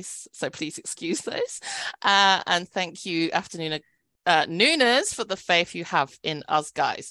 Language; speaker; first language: English; native; English